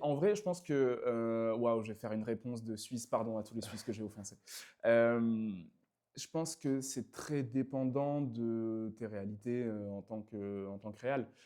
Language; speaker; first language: French; native; French